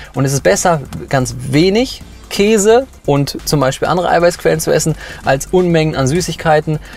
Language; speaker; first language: German; early bilingual, other home language; Polish